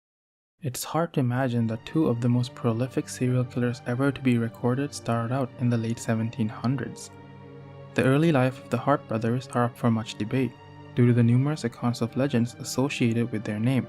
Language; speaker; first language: English; native; English